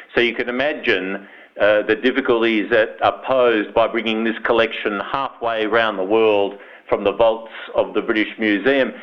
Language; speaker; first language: English; native; English